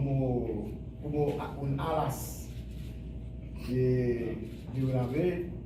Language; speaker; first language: Spanish; non-native, fluent; Haitian Creole